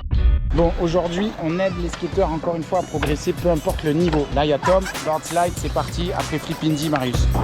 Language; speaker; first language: French; native; French